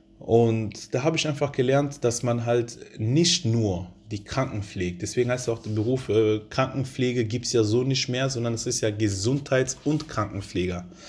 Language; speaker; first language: German; early bilingual, other home language; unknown